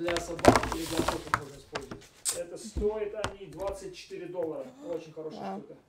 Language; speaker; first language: Russian; native; Russian